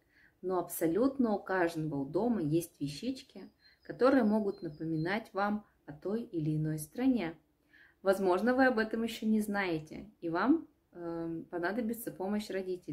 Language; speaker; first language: Russian; native; Russian